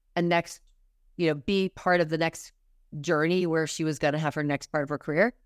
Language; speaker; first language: English; native; English